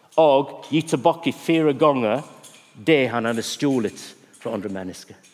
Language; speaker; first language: Norwegian; non-native, fluent; English